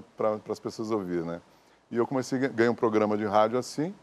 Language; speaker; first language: Portuguese; native; Portuguese